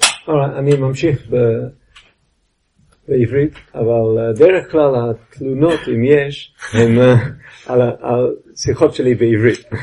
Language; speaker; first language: Hebrew; non-native, fluent; English